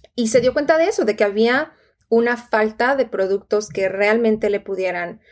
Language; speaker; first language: Spanish; native; Spanish